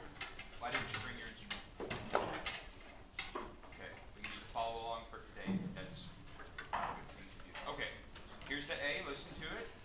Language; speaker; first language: English; native; English